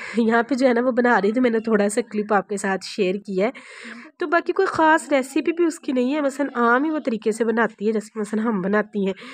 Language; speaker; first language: Urdu; non-native, local second language; Punjabi